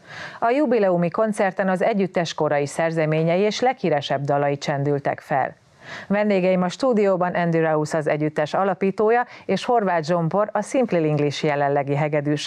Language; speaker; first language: Hungarian; native; Hungarian